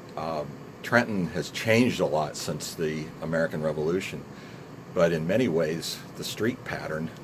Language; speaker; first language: English; native; English